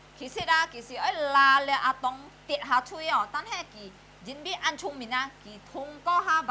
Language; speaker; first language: Chinese; early bilingual, heritage; Hakka Chinese